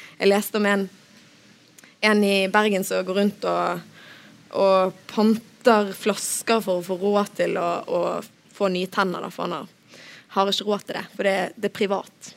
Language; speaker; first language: Norwegian; native; Norwegian